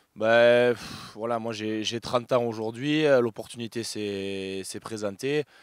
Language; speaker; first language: French; native; French